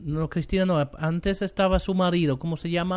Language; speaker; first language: Spanish; non-native, learner; German